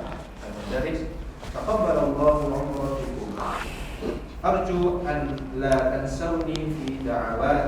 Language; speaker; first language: Arabic; non-native, learner; Indonesian